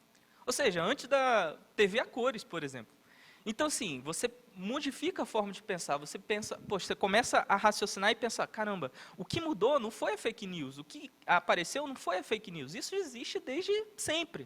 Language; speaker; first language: Portuguese; native; Portuguese